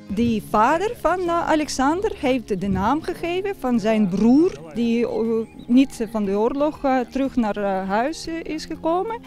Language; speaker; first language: Dutch; non-native, fluent; Russian